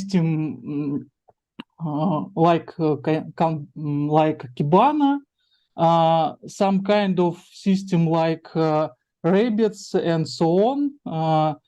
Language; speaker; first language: English; non-native, learner; Russian